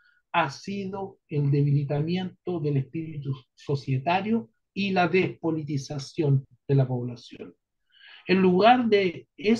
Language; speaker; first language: Spanish; native; Spanish